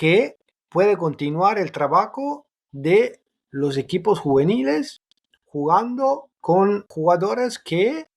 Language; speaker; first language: Spanish; non-native, fluent; Italian